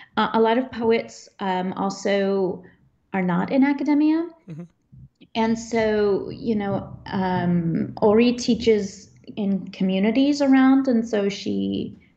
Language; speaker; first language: English; early bilingual, other home language; Czech